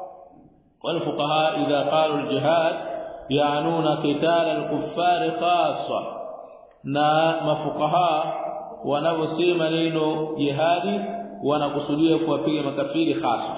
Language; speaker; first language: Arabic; non-native, fluent; Swahili